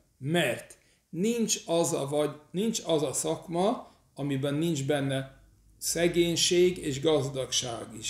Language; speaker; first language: Hungarian; early bilingual, heritage; English